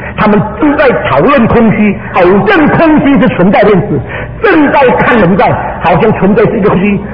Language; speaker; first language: Chinese; early bilingual, heritage; Chinese